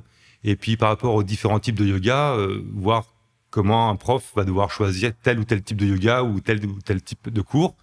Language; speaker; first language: French; native; French